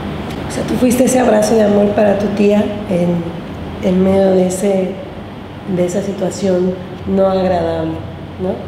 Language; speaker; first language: Spanish; native; Spanish